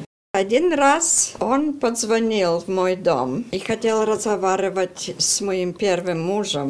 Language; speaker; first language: Russian; early bilingual, heritage; Russian